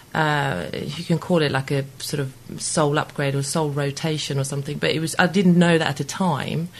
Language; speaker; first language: English; non-native, fluent; Swedish